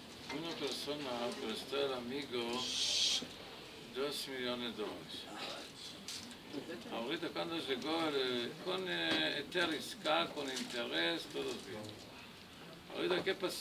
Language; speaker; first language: Spanish; non-native, learner; Hebrew